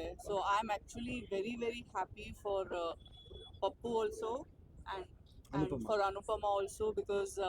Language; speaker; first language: Tamil; non-native, fluent; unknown